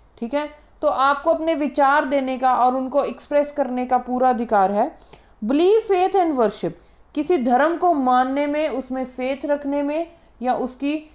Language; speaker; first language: Hindi; non-native, local second language; Punjabi